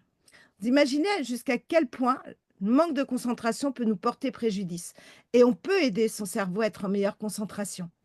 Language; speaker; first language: French; native; French